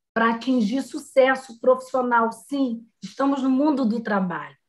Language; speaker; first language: Portuguese; native; Portuguese